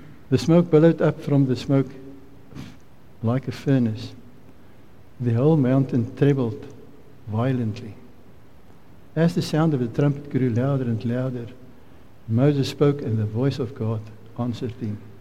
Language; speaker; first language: English; non-native, local second language; Afrikaans